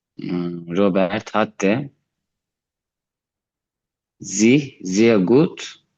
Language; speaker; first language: German; non-native, learner; Turkish